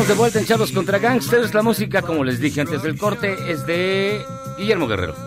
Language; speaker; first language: Spanish; native; Spanish